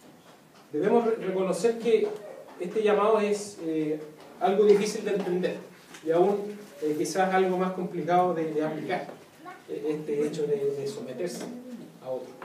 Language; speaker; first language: Spanish; native; Spanish